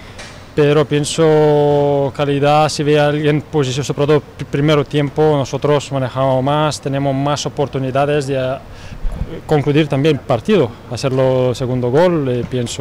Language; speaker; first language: Spanish; non-native, learner; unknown